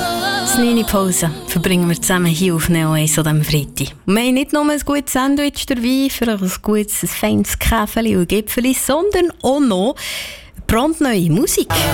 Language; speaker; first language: German; native; German